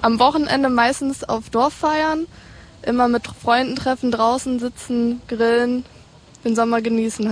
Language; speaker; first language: German; native; German